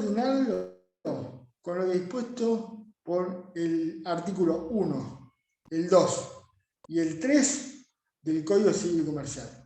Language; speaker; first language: Spanish; native; Spanish